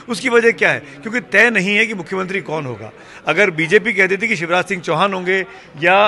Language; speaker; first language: Hindi; native; Hindi